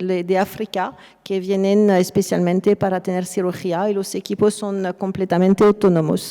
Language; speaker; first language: Spanish; non-native, fluent; French